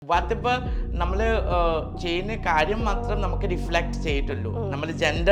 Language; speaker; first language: Malayalam; non-native, fluent; Assamese